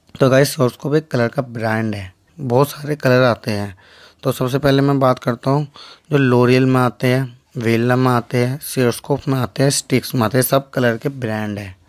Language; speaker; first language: Hindi; native; Hindi